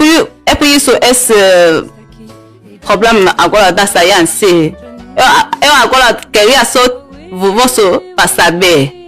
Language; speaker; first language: Portuguese; non-native, learner; Chinese